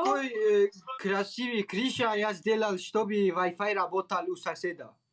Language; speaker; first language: Russian; non-native, learner; Tajik